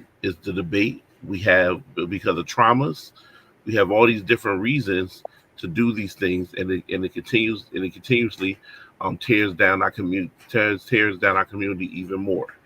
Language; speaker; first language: English; native; English